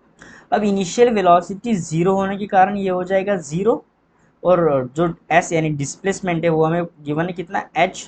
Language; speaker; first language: Hindi; native; Hindi